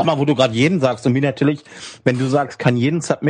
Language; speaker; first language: German; native; German